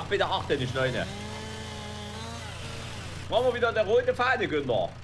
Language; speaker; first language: German; native; German